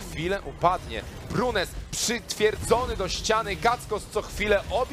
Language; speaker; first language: Polish; native; Polish